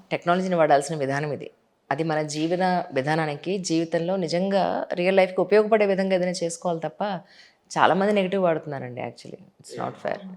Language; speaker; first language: Telugu; native; Telugu